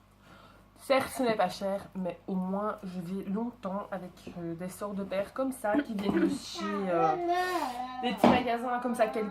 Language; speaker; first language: French; native; French